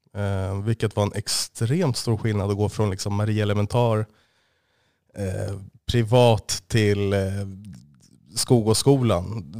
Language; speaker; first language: Swedish; native; Swedish